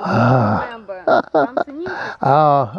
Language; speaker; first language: English; non-native, learner; Russian